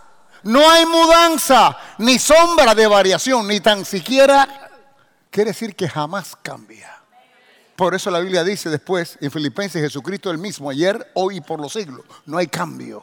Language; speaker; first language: Spanish; native; Spanish